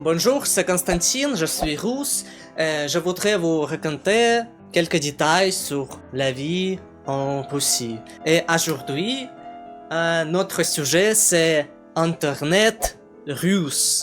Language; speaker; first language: French; non-native, learner; Russian